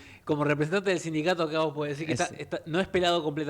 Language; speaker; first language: Spanish; native; Spanish